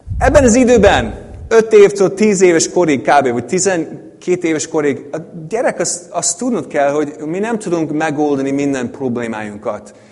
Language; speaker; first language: Hungarian; non-native, fluent; English